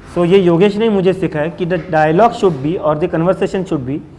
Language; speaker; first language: Hindi; non-native, local second language; Marathi